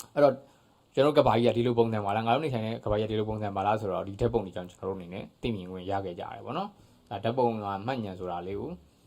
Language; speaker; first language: Burmese; native; Burmese